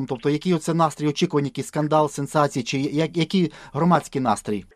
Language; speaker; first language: Ukrainian; native; Ukrainian